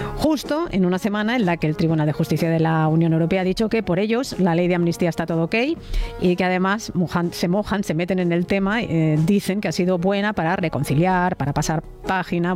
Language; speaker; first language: Spanish; native; Spanish